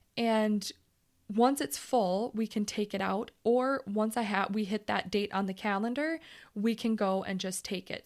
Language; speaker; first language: English; native; English